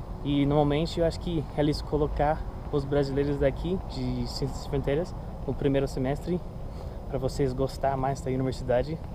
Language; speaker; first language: Portuguese; non-native, learner; English